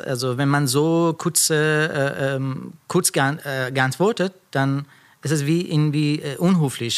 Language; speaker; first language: German; non-native, learner; Persian